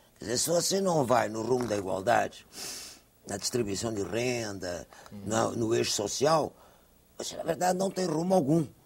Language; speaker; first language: Portuguese; native; Portuguese